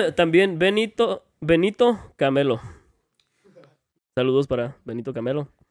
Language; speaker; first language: Spanish; native; Spanish